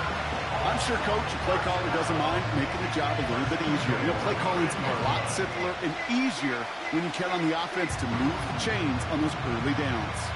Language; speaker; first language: English; native; English